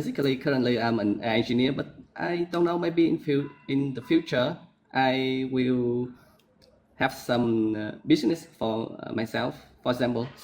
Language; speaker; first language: English; non-native, learner; Vietnamese